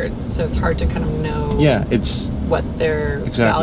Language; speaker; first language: English; native; English